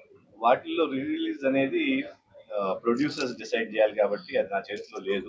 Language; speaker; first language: Telugu; native; Telugu